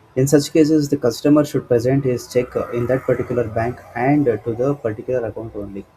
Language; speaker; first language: English; non-native, local second language; Kannada